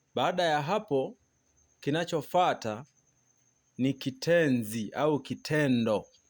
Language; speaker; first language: Swahili; non-native, local second language; Sukuma